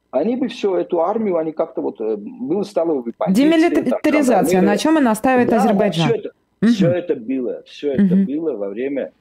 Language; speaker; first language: Russian; non-native, local second language; Armenian